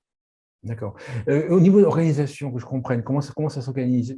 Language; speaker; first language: French; native; French